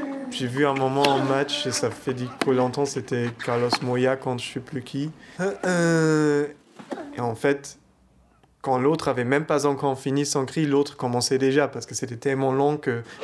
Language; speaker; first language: French; non-native, fluent; German